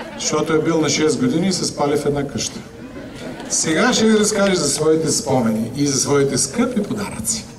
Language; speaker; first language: Bulgarian; native; Bulgarian